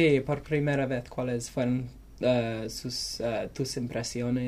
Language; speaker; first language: Spanish; non-native, learner; English